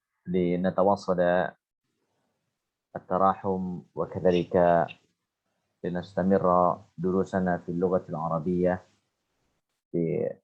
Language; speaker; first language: Arabic; non-native, fluent; Indonesian